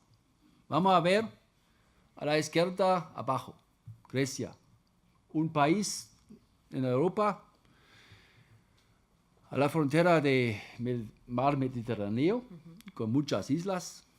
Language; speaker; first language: Spanish; non-native, fluent; German